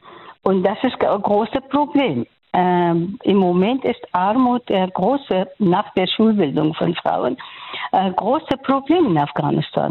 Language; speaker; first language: German; non-native, learner; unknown